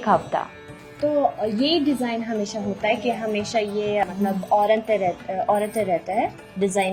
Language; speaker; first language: Hindi; native; Hindi